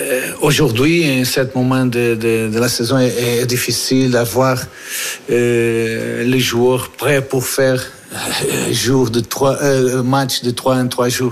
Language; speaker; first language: French; non-native, fluent; Portuguese